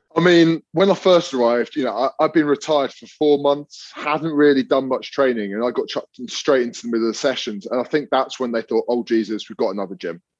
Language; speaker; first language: English; native; English